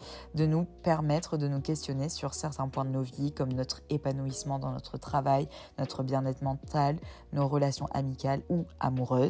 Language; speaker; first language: French; native; French